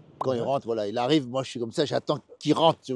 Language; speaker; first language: French; native; French